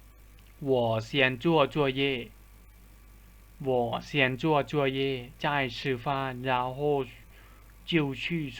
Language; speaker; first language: Chinese; non-native, fluent; Lao